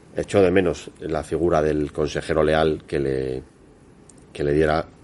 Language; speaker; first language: Spanish; native; Spanish